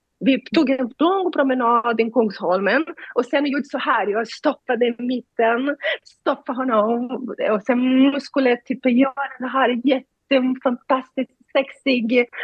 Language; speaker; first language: Swedish; non-native, learner; Portuguese